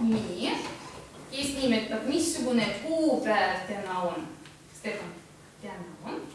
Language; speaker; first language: Estonian; non-native, local second language; Russian